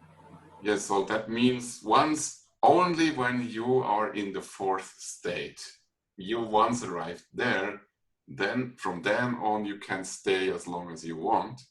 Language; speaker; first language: English; non-native, fluent; German